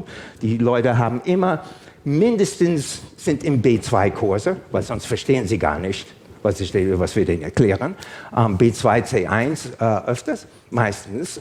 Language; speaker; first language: German; non-native, fluent; English